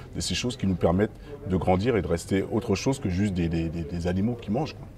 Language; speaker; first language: French; native; French